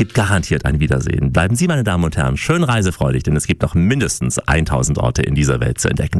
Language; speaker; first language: German; native; German